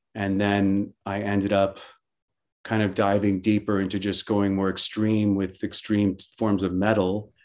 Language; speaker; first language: English; native; English